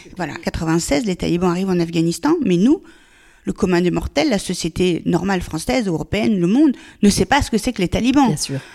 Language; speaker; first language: French; early bilingual, other home language; Persian